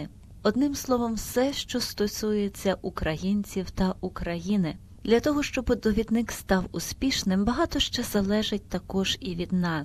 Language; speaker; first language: Ukrainian; native; Ukrainian